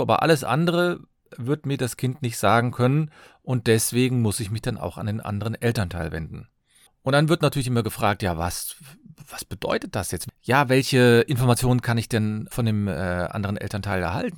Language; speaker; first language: German; native; German